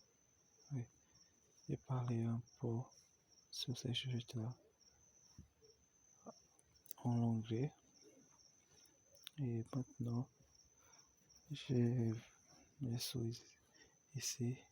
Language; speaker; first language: French; non-native, learner; Portuguese